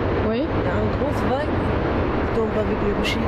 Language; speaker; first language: French; non-native, learner; Arabic